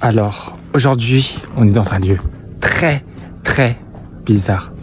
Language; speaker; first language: French; native; French